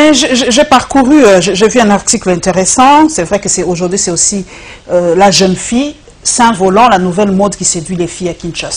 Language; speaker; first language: French; non-native, local second language; Lingala